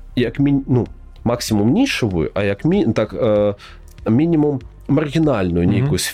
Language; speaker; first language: Belarusian; native; Belarusian